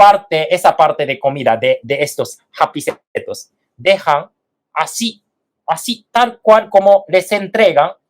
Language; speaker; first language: Spanish; non-native, fluent; Japanese